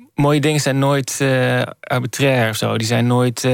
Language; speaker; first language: Dutch; native; Dutch